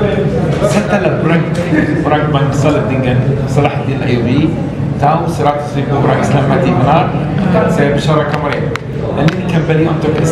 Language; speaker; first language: Indonesian; non-native, learner; Arabic